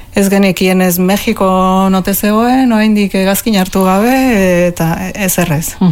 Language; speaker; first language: Basque; non-native, local second language; Spanish